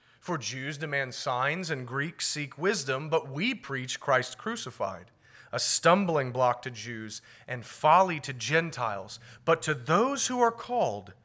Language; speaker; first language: English; native; English